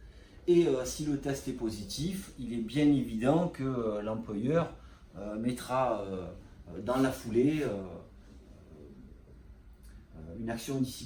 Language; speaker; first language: French; native; French